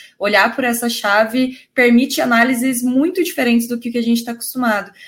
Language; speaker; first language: Portuguese; native; Portuguese